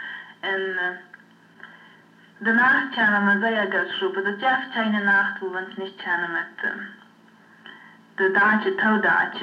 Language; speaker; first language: German; non-native, learner; Low German